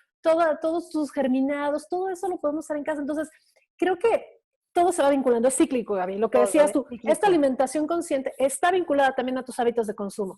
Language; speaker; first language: Spanish; native; Spanish